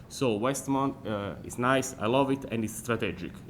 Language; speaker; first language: English; non-native, fluent; Italian